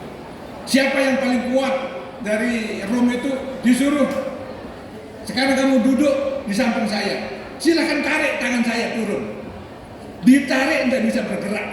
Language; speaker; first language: Indonesian; non-native, local second language; Sasak